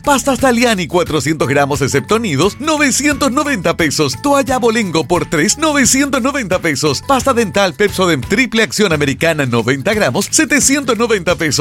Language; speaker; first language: Spanish; native; Spanish